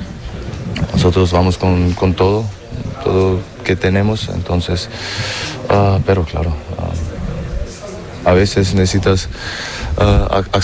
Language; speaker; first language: Spanish; non-native, learner; German